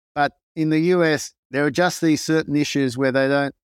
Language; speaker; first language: English; non-native, local second language; Greek